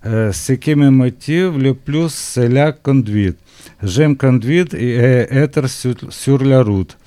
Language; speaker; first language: French; non-native, learner; Ukrainian